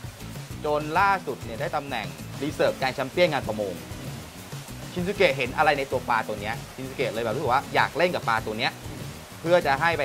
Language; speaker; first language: Thai; native; Thai